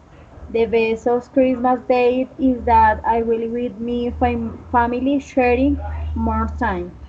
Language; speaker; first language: English; non-native, learner; Spanish